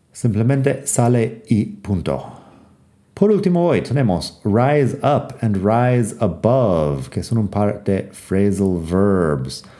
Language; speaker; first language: Spanish; non-native, fluent; English